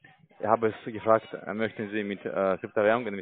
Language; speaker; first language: German; non-native, learner; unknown